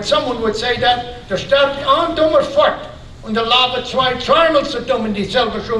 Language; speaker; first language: German; early bilingual, heritage; German